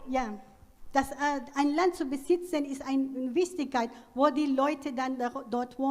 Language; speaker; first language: German; non-native, learner; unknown